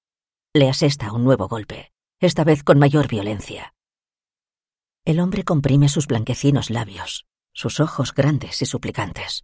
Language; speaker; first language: Spanish; native; Spanish